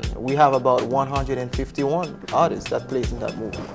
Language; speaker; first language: English; non-native, fluent; Haitian Creole